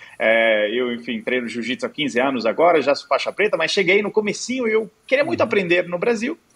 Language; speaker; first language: Portuguese; non-native, fluent; Italian